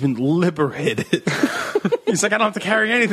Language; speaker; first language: English; early bilingual, other home language; Italian